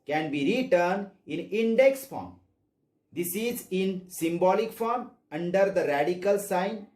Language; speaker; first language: English; non-native, local second language; Marathi